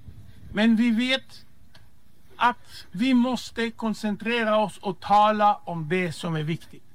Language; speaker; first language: Swedish; non-native, fluent; Hebrew